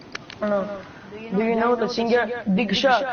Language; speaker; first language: English; non-native, learner; Greek